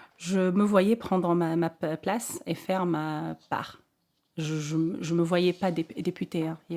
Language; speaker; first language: French; non-native, local second language; Arabic